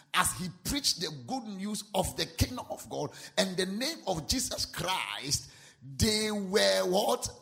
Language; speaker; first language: English; non-native, local second language; Akan